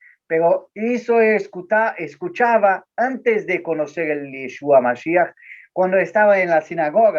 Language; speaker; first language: Spanish; non-native, learner; Portuguese